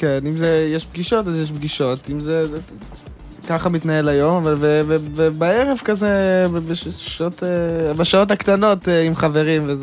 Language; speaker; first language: Hebrew; native; Hebrew